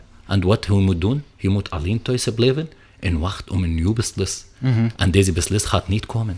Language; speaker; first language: Dutch; non-native, learner; Arabic